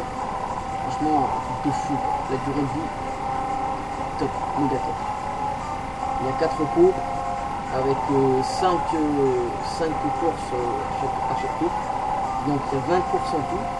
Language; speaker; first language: French; native; French